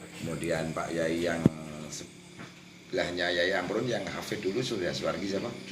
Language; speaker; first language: Indonesian; non-native, local second language; Javanese